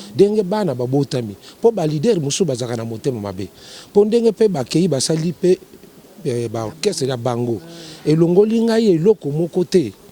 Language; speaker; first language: Lingala; non-native, local second language; Luba-Lulua